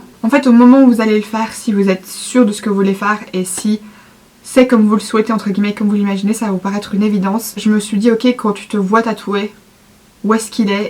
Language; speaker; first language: French; native; French